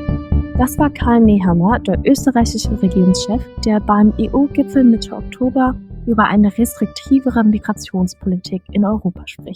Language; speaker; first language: German; native; German